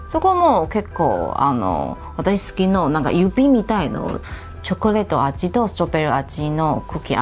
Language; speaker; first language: Japanese; non-native, fluent; Chinese